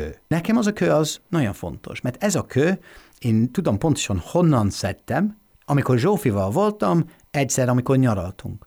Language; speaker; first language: Hungarian; non-native, fluent; English